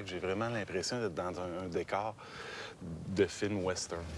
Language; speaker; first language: French; native; French